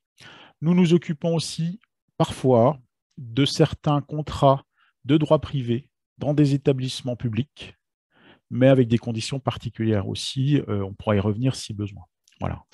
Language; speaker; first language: French; native; French